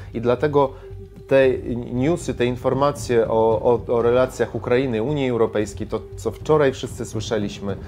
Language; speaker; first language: Polish; non-native, fluent; Ukrainian